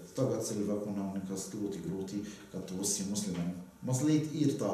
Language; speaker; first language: Latvian; non-native, learner; Arabic